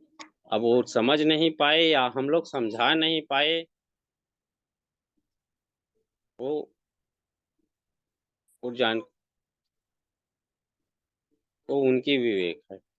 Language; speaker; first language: Hindi; native; Hindi